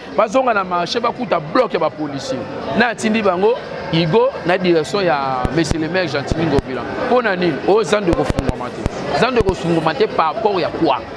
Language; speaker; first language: Lingala; native; Lingala